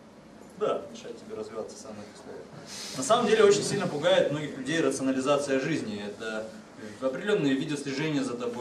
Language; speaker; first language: Russian; native; Russian